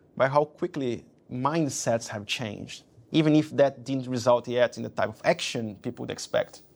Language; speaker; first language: English; non-native, fluent; Portuguese